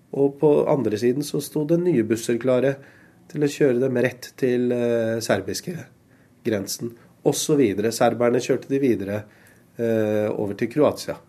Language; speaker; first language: Norwegian; early bilingual, other home language; Urdu